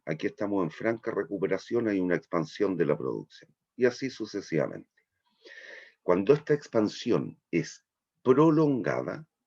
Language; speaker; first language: Spanish; native; Spanish